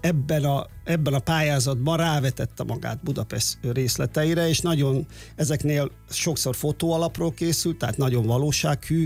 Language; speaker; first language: Hungarian; native; Hungarian